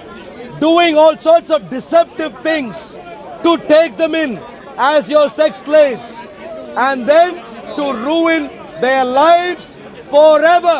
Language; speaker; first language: English; non-native, fluent; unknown